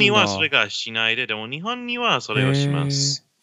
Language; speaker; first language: Japanese; non-native, learner; English